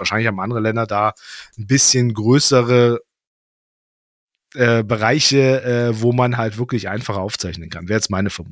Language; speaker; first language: German; native; German